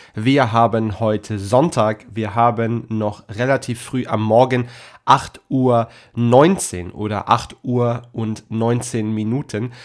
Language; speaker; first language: German; native; German